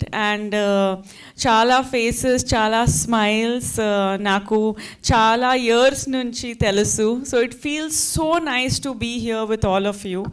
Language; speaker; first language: Telugu; non-native, fluent; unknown